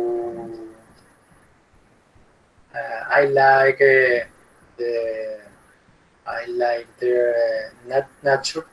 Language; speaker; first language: English; non-native, learner; Spanish